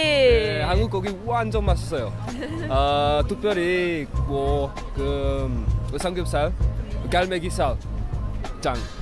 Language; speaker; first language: Korean; non-native, fluent; English